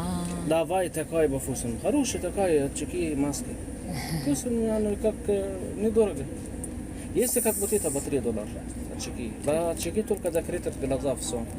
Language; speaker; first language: Russian; non-native, learner; Arabic